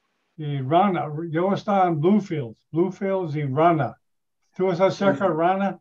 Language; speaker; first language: Spanish; non-native, learner; English